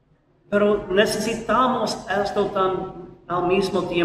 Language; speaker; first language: Spanish; non-native, learner; English